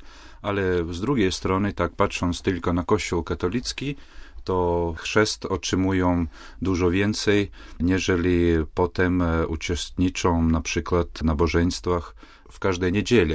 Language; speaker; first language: Polish; non-native, fluent; Latvian